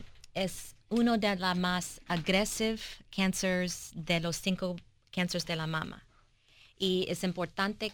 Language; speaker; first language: Spanish; early bilingual, heritage; English